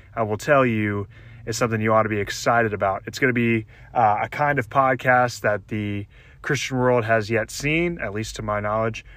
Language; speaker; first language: English; native; English